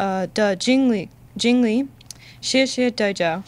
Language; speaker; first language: Chinese; non-native, learner; English